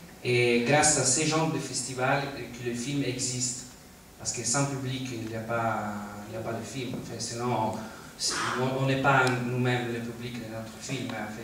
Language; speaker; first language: French; non-native, fluent; Italian